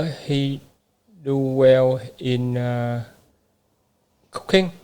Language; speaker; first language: English; non-native, learner; Vietnamese